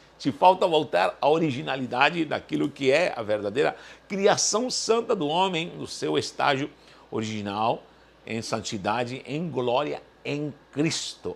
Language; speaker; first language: Portuguese; early bilingual, other home language; Spanish